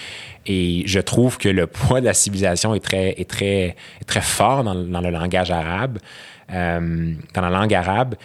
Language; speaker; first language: French; native; French